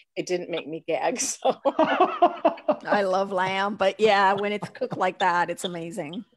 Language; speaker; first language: English; native; English